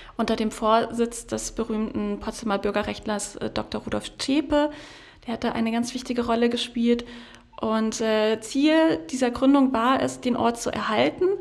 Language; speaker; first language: German; native; German